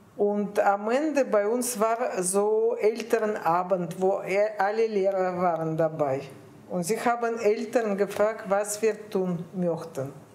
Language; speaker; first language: German; non-native, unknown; Russian